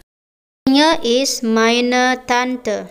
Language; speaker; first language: German; non-native, learner; Indonesian